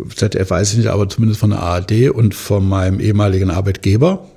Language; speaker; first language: German; native; German